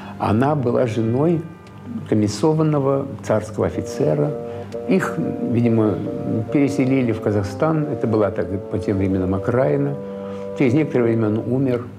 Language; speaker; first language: Russian; non-native, local second language; Kazakh